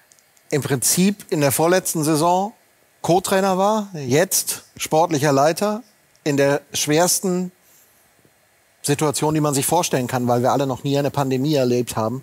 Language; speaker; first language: German; native; German